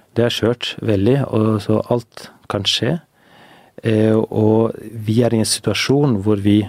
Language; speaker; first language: Norwegian; non-native, fluent; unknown